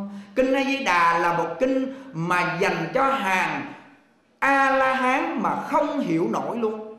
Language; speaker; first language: Vietnamese; native; Vietnamese